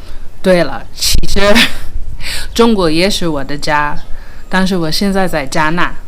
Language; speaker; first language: Chinese; non-native, fluent; English